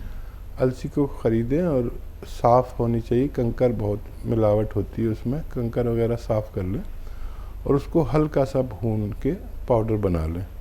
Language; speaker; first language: Hindi; native; Hindi